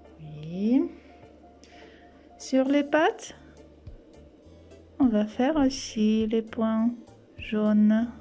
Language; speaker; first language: French; non-native, fluent; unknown